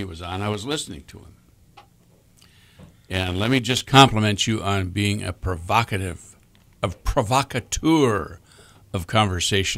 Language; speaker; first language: English; native; English